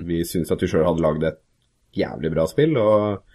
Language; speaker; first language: Norwegian; native; Norwegian